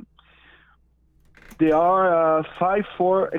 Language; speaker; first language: English; non-native, learner; Innu-aimun